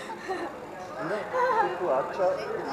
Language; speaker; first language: Indonesian; non-native, fluent; German